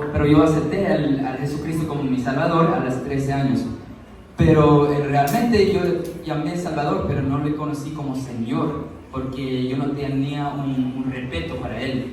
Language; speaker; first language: Spanish; early bilingual, heritage; Spanish